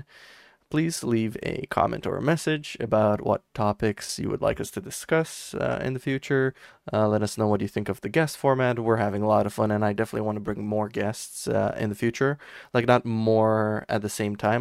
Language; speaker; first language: English; non-native, fluent; Romanian